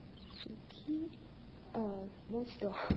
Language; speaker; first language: Japanese; non-native, learner; Chinese